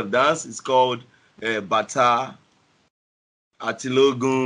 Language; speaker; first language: English; non-native, local second language; Yoruba